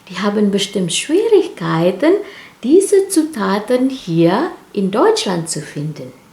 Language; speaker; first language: German; non-native, learner; Indonesian